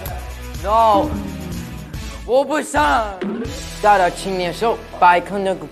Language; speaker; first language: Chinese; non-native, learner; English